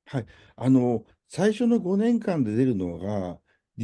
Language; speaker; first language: Japanese; native; Japanese